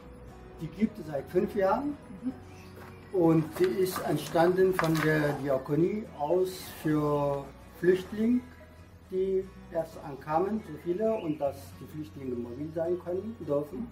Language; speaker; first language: German; non-native, learner; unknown